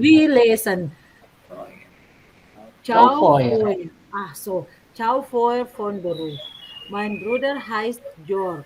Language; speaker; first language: German; non-native, learner; Indonesian